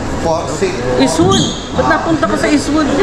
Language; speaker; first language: Filipino; native; Filipino